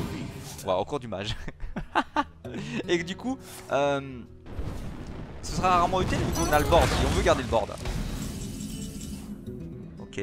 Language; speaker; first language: French; native; French